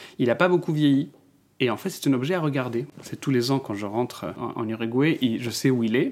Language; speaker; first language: French; non-native, fluent; Spanish